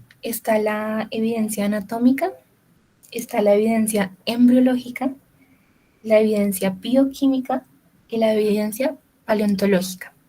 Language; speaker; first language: Spanish; native; Spanish